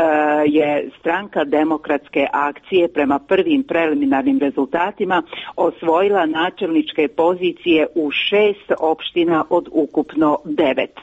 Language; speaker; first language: Croatian; native; Croatian